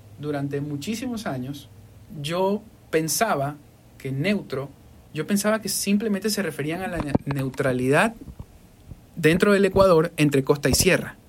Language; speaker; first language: Spanish; native; Spanish